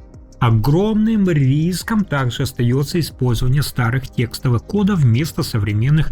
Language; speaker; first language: Russian; native; Russian